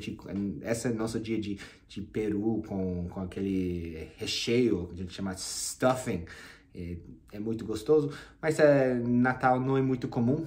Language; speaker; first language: Portuguese; non-native, fluent; English